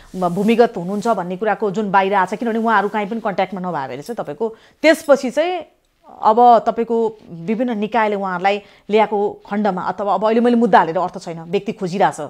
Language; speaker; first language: Nepali; native; Nepali